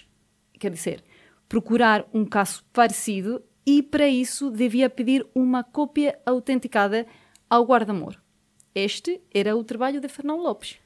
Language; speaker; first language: Portuguese; native; Portuguese